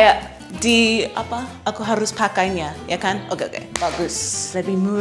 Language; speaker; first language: Indonesian; non-native, learner; English